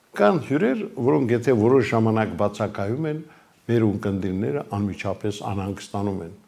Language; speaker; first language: Armenian; native; Armenian